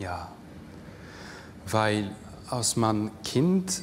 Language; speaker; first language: German; non-native, fluent; English